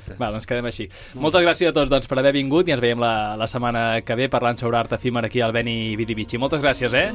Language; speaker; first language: Catalan; native; Catalan